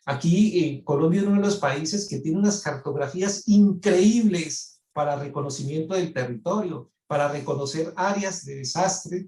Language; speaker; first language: Spanish; native; Spanish